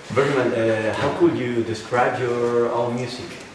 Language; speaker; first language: English; non-native, learner; Spanish